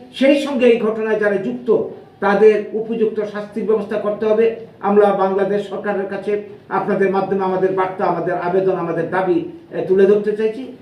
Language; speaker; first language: Bangla; native; Bangla